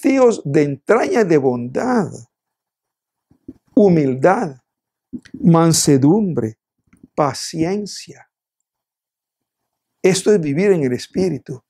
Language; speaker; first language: Spanish; native; Spanish